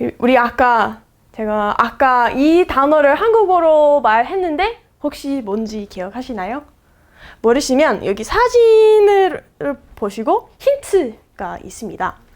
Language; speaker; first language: Korean; non-native, fluent; English